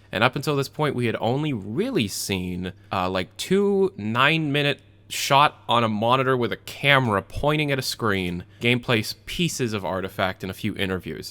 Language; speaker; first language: English; native; English